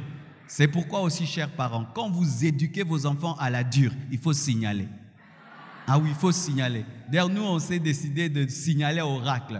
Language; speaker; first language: French; non-native, local second language; Lingala